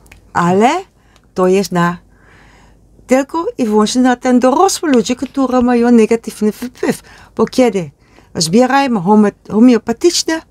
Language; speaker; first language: Polish; non-native, learner; Dutch